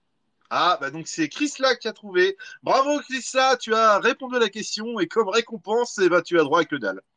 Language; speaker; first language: French; native; French